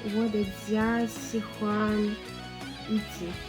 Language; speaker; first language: Chinese; non-native, learner; Russian